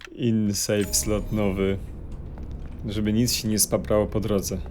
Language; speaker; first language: Polish; native; Polish